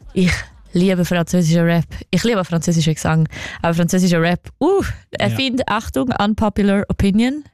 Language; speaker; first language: German; native; German